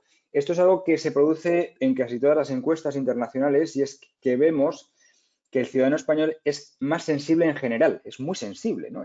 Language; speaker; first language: Spanish; native; Spanish